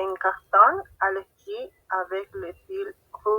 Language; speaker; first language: French; non-native, learner; Spanish